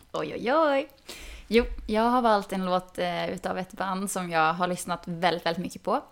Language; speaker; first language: Swedish; native; Swedish